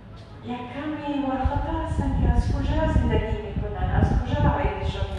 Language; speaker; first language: Persian; non-native, learner; Arabic